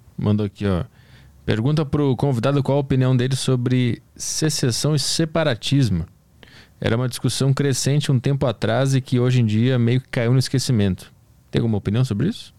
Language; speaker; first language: Portuguese; native; Portuguese